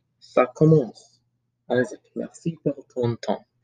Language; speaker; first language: French; non-native, learner; English